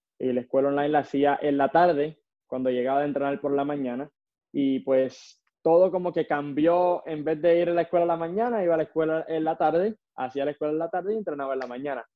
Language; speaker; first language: Spanish; native; Spanish